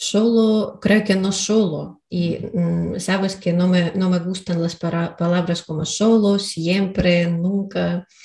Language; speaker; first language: Spanish; non-native, learner; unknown